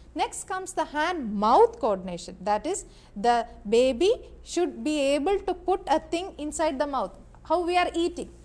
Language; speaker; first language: English; non-native, local second language; Malayalam